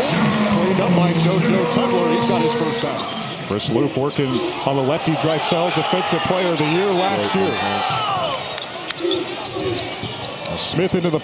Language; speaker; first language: English; native; English